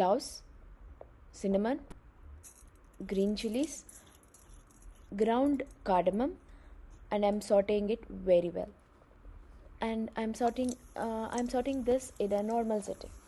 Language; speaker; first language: English; non-native, local second language; Telugu